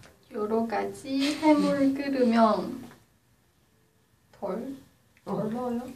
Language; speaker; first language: Korean; non-native, learner; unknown